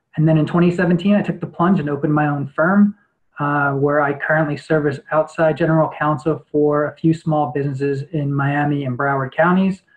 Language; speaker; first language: English; native; English